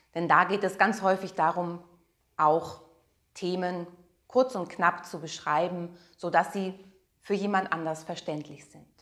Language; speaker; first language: German; native; German